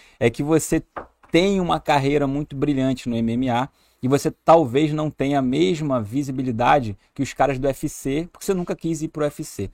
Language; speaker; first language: Portuguese; native; Portuguese